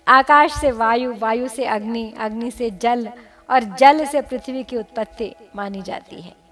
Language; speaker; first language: Hindi; native; Hindi